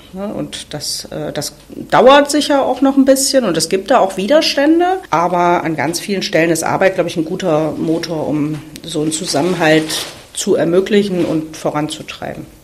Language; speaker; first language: German; native; German